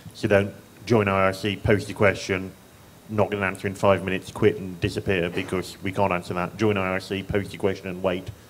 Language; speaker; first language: English; native; English